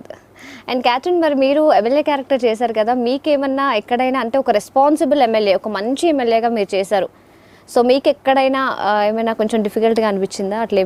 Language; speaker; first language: Telugu; native; Telugu